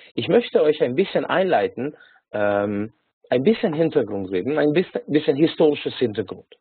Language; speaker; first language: German; non-native, fluent; Hungarian